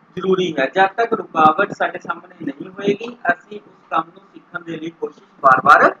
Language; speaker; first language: Hindi; non-native, local second language; Punjabi